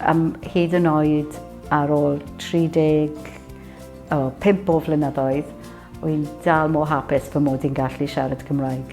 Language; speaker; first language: Welsh; non-native, local second language; English